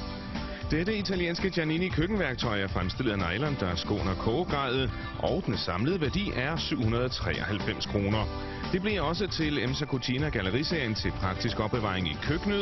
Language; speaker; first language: Danish; native; Danish